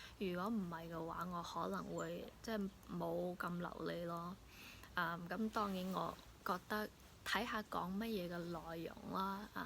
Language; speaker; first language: Cantonese; early bilingual, heritage; Cantonese